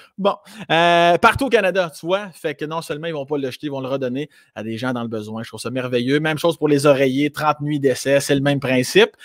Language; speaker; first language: French; native; French